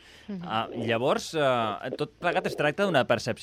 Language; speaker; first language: Catalan; native; Catalan